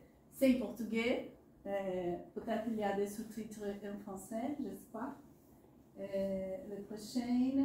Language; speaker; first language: French; non-native, learner; Portuguese